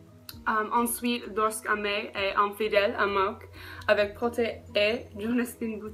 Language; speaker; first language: French; non-native, learner; English